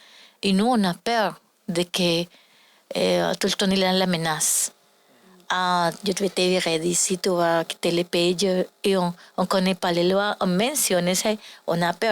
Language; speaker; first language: French; non-native, learner; Spanish